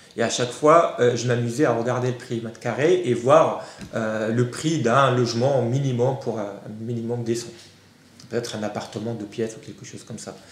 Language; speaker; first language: French; non-native, local second language; Arabic